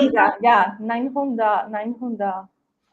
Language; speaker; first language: German; non-native, learner; Spanish